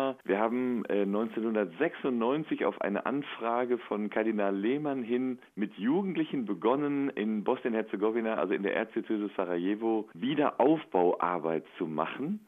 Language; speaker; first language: German; native; German